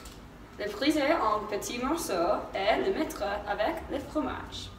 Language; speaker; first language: French; non-native, learner; English